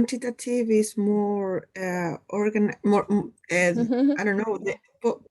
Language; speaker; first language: English; non-native, learner; Spanish